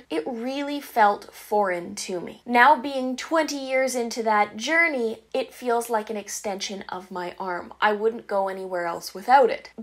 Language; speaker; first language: English; native; English